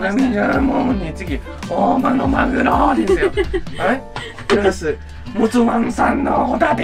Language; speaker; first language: Japanese; native; Japanese